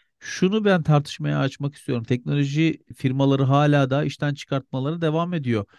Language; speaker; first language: Turkish; native; Turkish